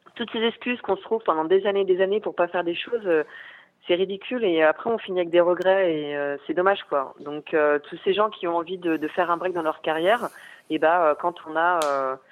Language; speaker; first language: French; native; French